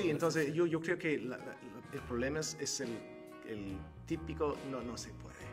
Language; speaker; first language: Spanish; non-native, fluent; Turkish